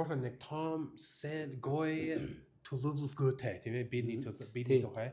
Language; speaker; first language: Mongolian; non-native, learner; English